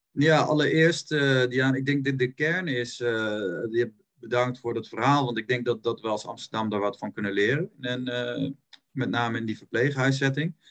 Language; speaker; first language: Dutch; native; Dutch